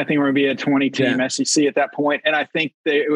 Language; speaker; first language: English; native; English